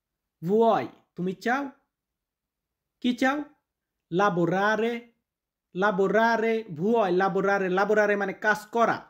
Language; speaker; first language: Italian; non-native, fluent; Bangla